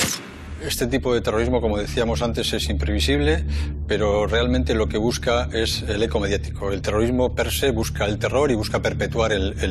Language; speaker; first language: Spanish; native; Spanish